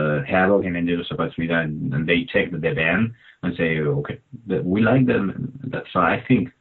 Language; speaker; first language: English; non-native, fluent; Spanish